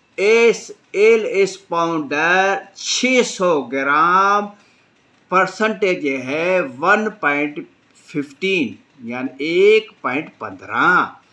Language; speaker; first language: Urdu; non-native, local second language; Sindhi